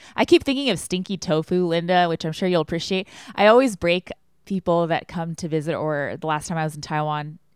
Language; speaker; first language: English; non-native, fluent; Chinese